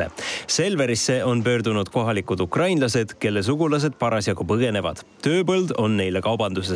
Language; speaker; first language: Estonian; native; Estonian